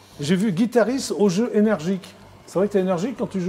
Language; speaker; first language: French; native; French